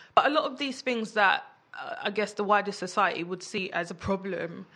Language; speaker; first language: English; native; English